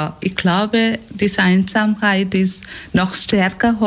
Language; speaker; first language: German; non-native, learner; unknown